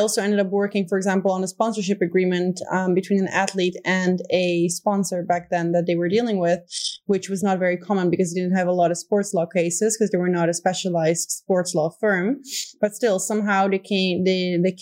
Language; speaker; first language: English; non-native, fluent; Dutch